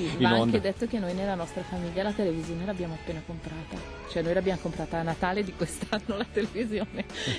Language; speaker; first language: Italian; native; Italian